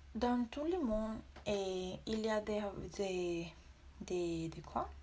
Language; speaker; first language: French; non-native, learner; Spanish